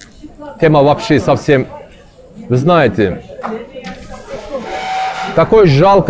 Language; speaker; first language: Russian; non-native, learner; Turkish